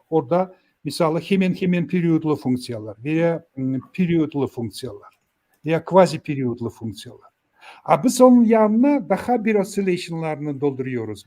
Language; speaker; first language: Turkish; non-native, learner; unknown